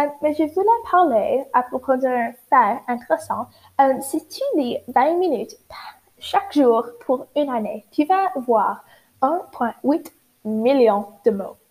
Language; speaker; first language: French; non-native, learner; English